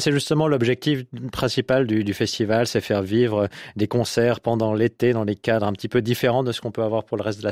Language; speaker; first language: French; native; French